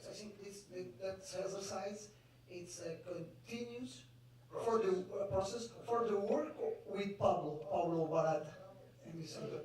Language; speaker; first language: English; non-native, fluent; Portuguese